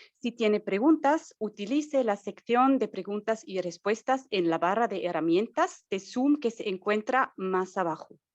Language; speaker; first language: Spanish; non-native, learner; German